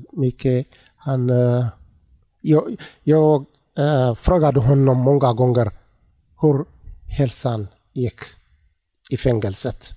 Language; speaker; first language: Swedish; non-native, learner; Tigrinya